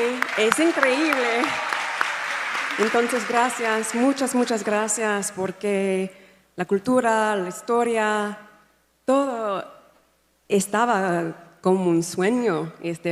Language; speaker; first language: Spanish; non-native, learner; English